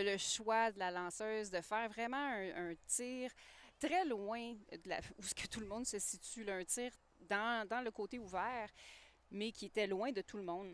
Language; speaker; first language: French; native; French